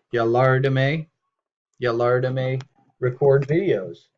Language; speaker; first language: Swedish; non-native, learner; English